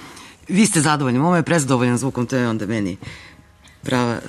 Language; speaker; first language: Serbian; native; Serbian